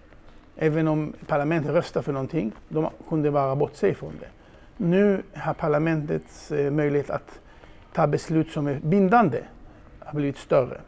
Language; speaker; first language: Swedish; non-native, fluent; Hebrew